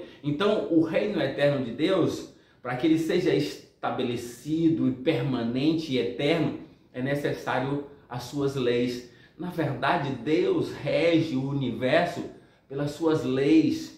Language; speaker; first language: Portuguese; native; Portuguese